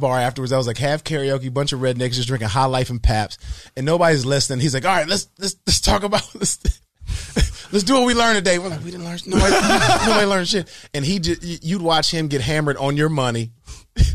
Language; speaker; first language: English; native; English